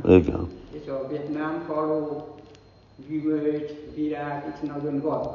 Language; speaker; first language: Hungarian; non-native, fluent; English